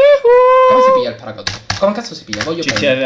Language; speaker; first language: Italian; native; Italian